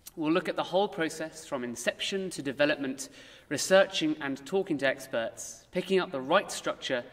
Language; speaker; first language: English; native; English